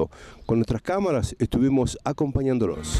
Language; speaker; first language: Spanish; native; Spanish